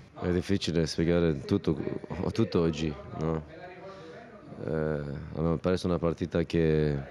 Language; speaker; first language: Italian; non-native, fluent; Turkish